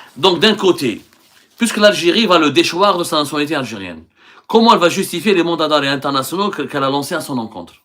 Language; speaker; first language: French; non-native, local second language; Arabic